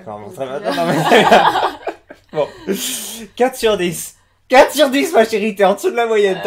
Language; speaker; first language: French; native; French